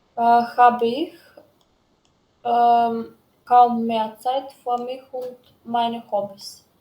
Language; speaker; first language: German; non-native, learner; Macedonian